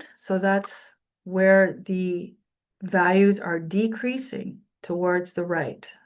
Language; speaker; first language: English; native; English